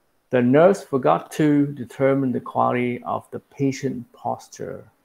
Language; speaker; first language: English; non-native, fluent; Vietnamese